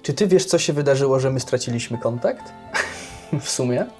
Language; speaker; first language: Polish; native; Polish